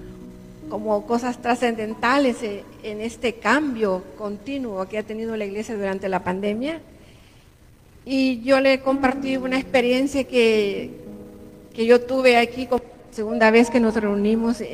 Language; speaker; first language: Spanish; native; Spanish